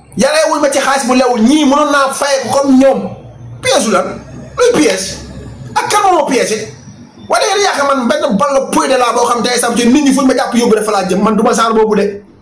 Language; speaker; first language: Wolof; non-native, local second language; Fula